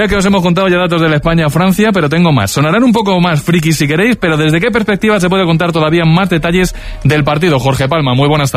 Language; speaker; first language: Spanish; native; Spanish